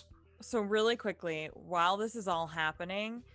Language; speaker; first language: English; native; English